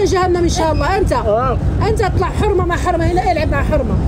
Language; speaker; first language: Arabic; non-native, learner; Pashto